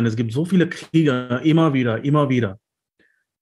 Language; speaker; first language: German; non-native, fluent; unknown